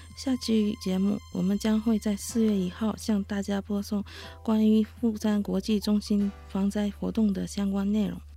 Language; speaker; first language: Chinese; native; Chinese